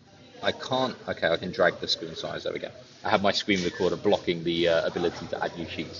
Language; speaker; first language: English; native; English